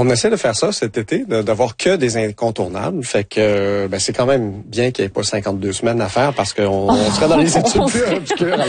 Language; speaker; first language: French; native; French